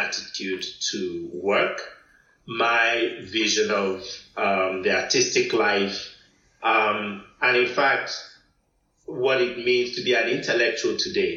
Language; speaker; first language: English; non-native, local second language; Igbo